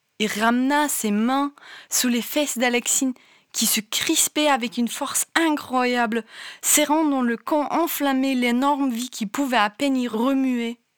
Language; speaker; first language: French; non-native, fluent; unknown